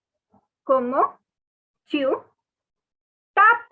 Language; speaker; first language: French; non-native, fluent; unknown